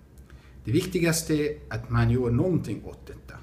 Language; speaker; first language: Swedish; non-native, fluent; Arabic